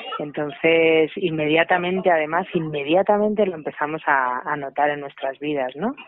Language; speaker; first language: Spanish; native; Spanish